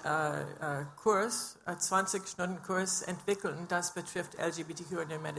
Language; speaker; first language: German; non-native, fluent; English